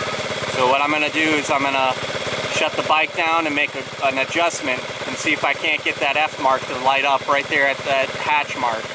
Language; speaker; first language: English; native; English